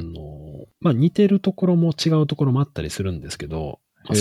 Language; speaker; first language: Japanese; native; Japanese